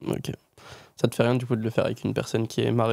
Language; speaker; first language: French; native; French